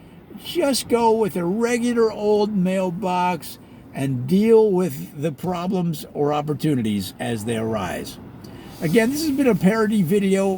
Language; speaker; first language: English; native; English